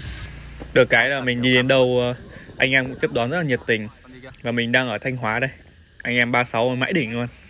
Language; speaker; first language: Vietnamese; native; Vietnamese